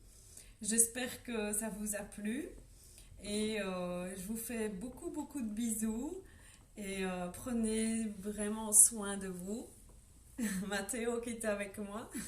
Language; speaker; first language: French; native; French